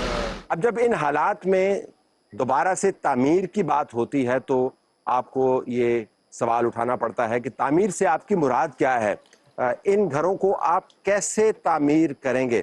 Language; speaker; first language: Urdu; native; Urdu